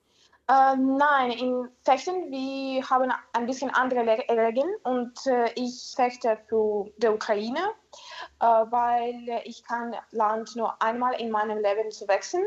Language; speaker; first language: German; non-native, learner; Ukrainian